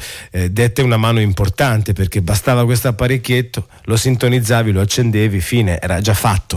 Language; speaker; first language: Italian; native; Italian